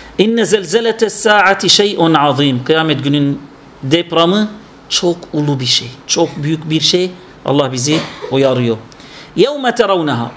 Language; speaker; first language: Turkish; non-native, fluent; Arabic